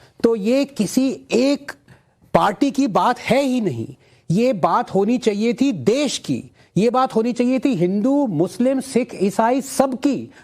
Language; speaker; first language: Hindi; non-native, local second language; Tamil